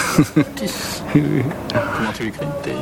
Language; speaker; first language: French; native; French